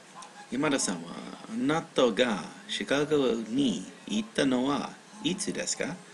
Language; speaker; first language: Japanese; non-native, learner; English